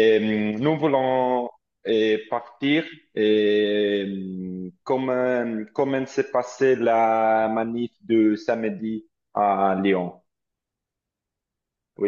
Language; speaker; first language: French; non-native, learner; Italian